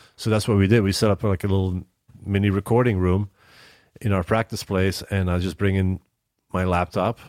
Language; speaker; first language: English; non-native, fluent; Dutch